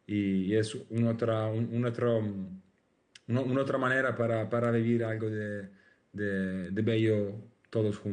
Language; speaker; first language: Spanish; non-native, learner; Italian